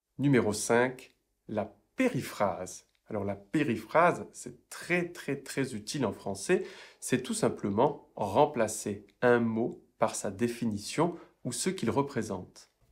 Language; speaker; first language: French; native; French